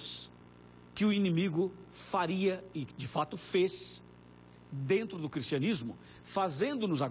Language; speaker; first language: Portuguese; native; Portuguese